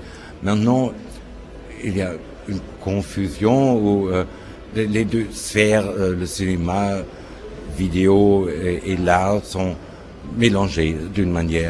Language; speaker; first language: French; non-native, fluent; German